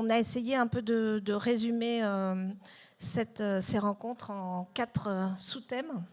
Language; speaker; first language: French; native; French